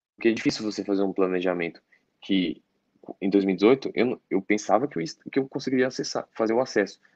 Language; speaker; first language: Portuguese; native; Portuguese